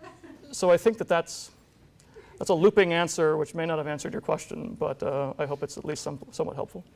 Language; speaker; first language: English; native; English